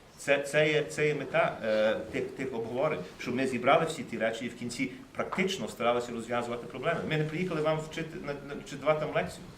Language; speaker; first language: Ukrainian; early bilingual, heritage; Ukrainian